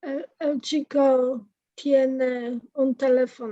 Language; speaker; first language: Spanish; non-native, learner; English